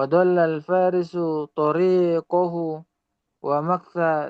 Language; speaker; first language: Arabic; non-native, learner; Indonesian